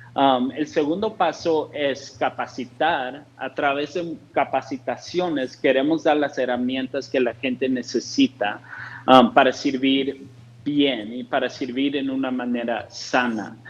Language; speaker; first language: Spanish; non-native, fluent; English